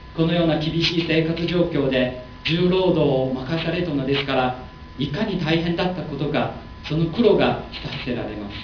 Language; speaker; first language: Japanese; non-native, learner; Chinese